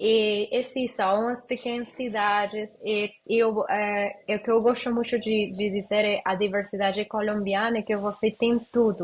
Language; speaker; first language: Portuguese; non-native, learner; Spanish